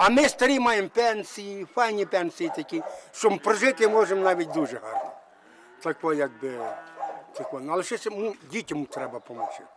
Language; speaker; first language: Ukrainian; early bilingual, heritage; Ukrainian